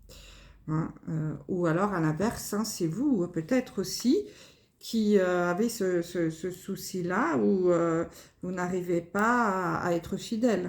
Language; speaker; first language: French; native; French